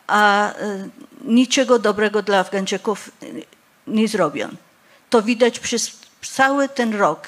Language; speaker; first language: Polish; non-native, fluent; Persian